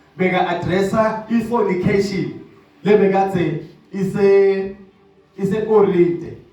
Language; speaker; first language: Zulu; non-native, local second language; Swati